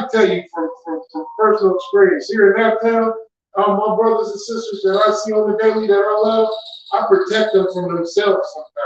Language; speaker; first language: English; native; English